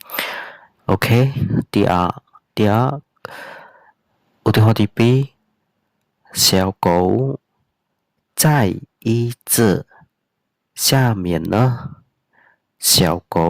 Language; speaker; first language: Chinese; non-native, fluent; Khmer